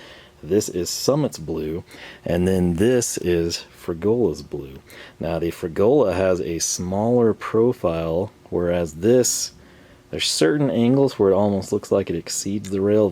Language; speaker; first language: English; native; English